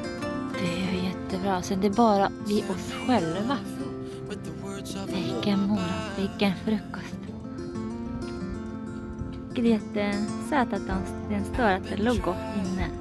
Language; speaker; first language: Swedish; non-native, learner; Japanese